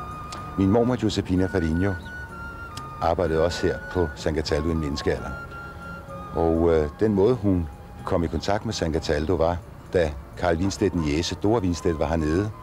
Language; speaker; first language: Danish; native; Danish